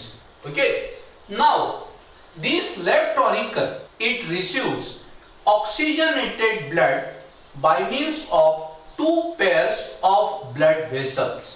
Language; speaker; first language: English; non-native, local second language; Marathi